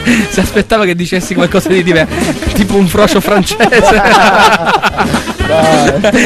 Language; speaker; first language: Italian; native; Italian